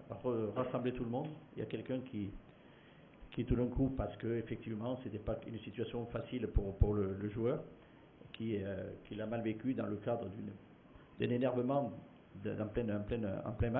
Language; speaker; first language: French; native; French